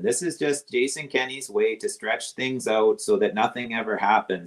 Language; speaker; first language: English; native; English